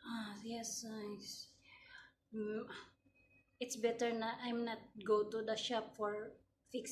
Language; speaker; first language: English; non-native, learner; Filipino